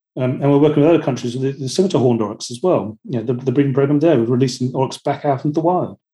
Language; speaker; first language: English; native; English